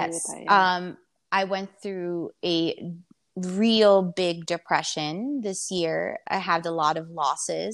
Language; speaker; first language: English; non-native, local second language; Filipino